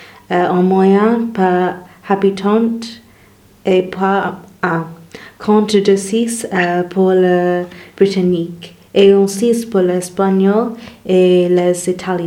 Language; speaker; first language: French; non-native, learner; English